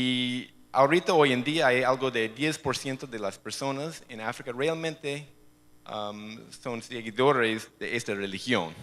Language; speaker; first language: Spanish; non-native, fluent; English